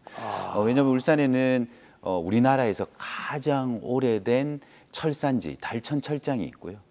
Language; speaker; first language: Korean; native; Korean